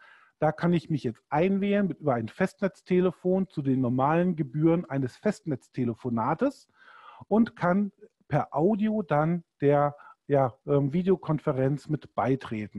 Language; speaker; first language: German; native; German